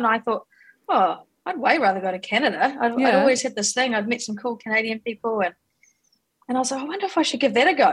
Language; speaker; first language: English; native; English